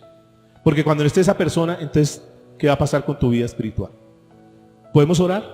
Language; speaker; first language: Spanish; native; Spanish